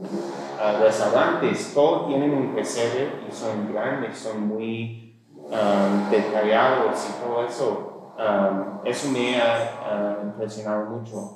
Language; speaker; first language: Spanish; non-native, fluent; English